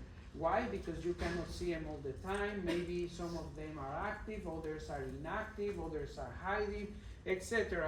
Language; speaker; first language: English; non-native, fluent; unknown